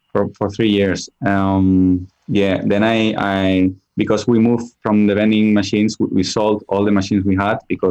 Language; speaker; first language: English; non-native, fluent; Spanish